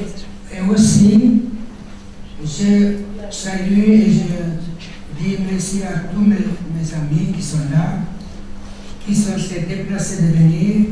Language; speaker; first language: French; non-native, fluent; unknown